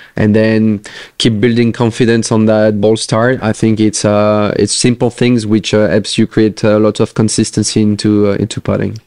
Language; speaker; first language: English; non-native, fluent; French